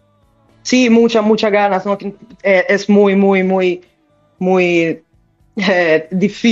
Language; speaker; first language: Spanish; non-native, learner; Italian